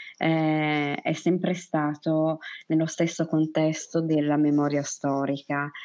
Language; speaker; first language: Italian; native; Italian